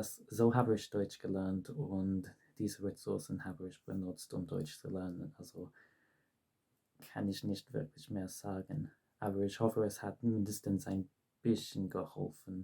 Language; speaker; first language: German; non-native, fluent; English